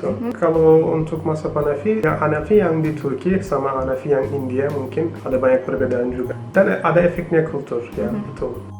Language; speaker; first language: Indonesian; non-native, fluent; Turkish